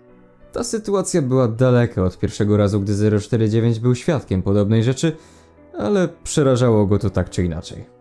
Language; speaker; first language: Polish; native; Polish